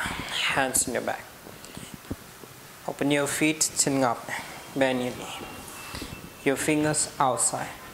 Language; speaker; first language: English; non-native, local second language; Hindi